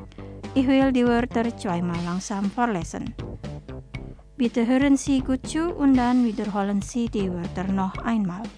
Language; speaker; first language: German; non-native, fluent; Indonesian